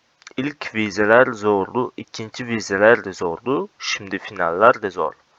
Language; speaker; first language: Turkish; non-native, fluent; Uzbek